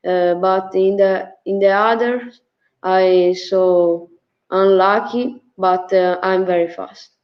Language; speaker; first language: English; non-native, learner; Italian